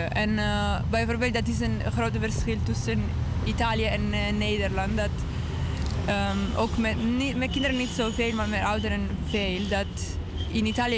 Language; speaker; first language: Dutch; non-native, learner; English